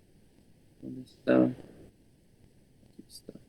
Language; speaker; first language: Spanish; native; Spanish